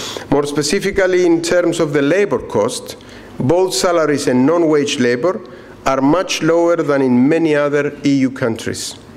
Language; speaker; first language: English; non-native, fluent; Greek